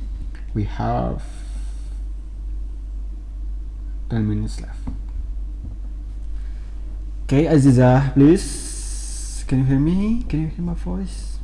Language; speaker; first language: English; non-native, fluent; Indonesian